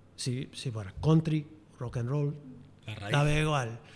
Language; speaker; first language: Spanish; non-native, fluent; English